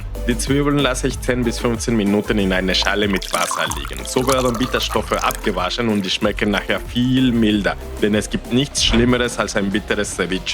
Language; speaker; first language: German; non-native, fluent; Spanish